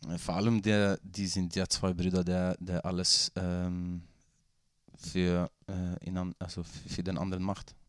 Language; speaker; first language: German; non-native, fluent; Swedish